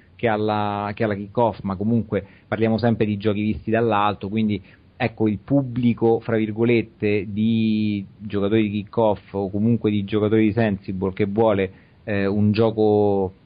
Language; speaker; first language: Italian; native; Italian